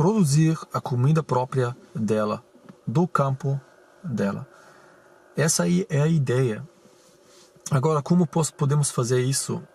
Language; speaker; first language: Portuguese; non-native, fluent; German